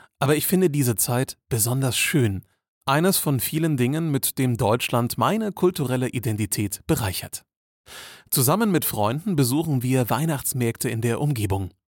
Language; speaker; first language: German; native; German